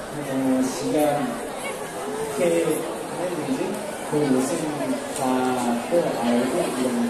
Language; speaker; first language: Korean; non-native, learner; Indonesian